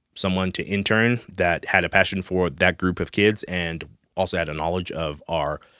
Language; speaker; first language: English; non-native, local second language; Shona